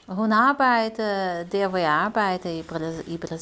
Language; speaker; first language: Danish; non-native, fluent; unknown